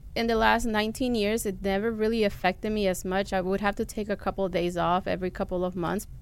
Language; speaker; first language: English; early bilingual, other home language; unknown